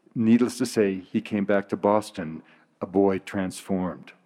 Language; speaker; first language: English; native; English